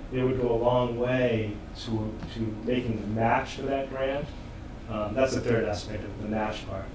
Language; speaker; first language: English; native; English